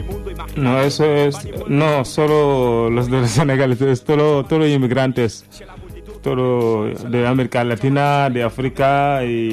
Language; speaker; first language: Spanish; non-native, learner; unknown